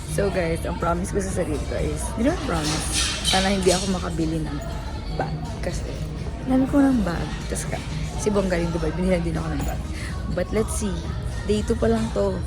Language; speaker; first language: Filipino; native; Filipino